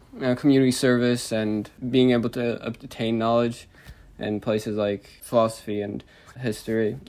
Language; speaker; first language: English; native; English